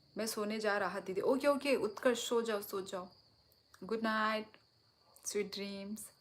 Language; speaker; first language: Hindi; non-native, local second language; Kok Borok